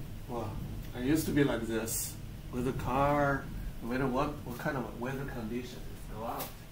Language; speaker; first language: English; non-native, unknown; Chinese